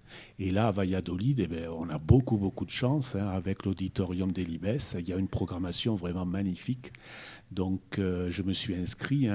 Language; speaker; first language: French; native; French